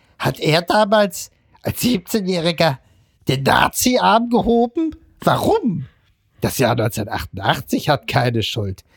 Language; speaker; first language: German; native; German